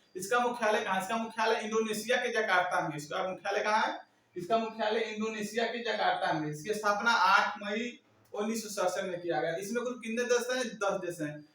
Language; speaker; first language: Hindi; native; Hindi